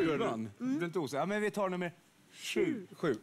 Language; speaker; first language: Swedish; native; Swedish